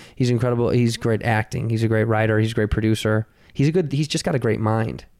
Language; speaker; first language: English; native; English